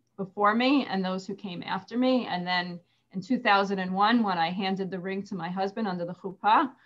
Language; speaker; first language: English; native; English